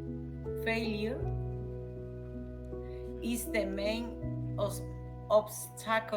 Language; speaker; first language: English; non-native, learner; Spanish